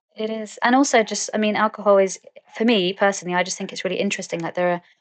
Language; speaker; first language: English; native; English